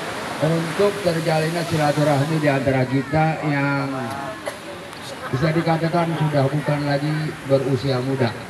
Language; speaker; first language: Indonesian; native; Indonesian